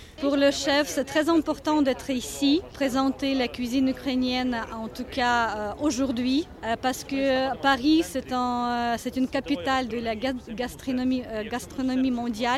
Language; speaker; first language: French; non-native, fluent; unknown